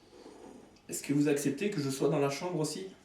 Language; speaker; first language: French; native; French